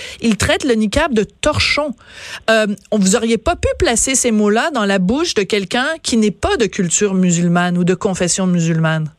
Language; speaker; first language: French; native; French